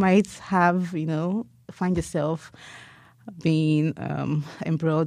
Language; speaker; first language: English; non-native, local second language; Igbo